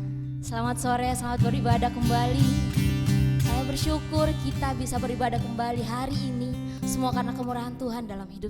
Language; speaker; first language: Indonesian; native; Indonesian